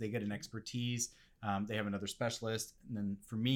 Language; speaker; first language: English; non-native, fluent; French